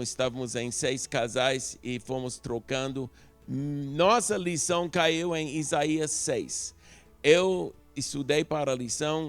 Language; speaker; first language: Portuguese; non-native, local second language; English